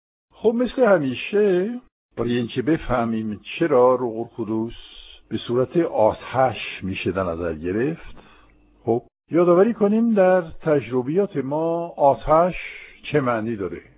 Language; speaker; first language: Persian; non-native, fluent; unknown